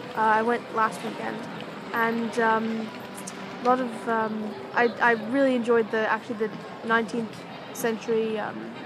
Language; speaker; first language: English; native; English